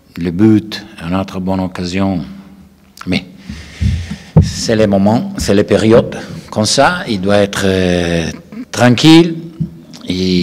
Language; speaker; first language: French; non-native, learner; Italian